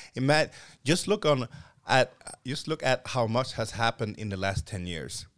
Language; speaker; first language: English; non-native, fluent; Swedish